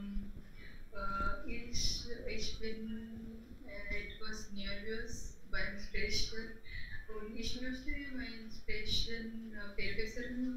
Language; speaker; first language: German; non-native, learner; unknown